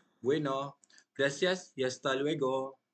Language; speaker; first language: Spanish; non-native, learner; Malay